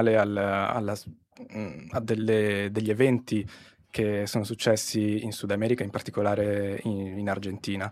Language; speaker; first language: Italian; native; Italian